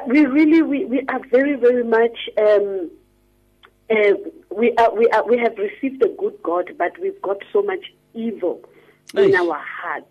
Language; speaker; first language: English; non-native, local second language; Tswana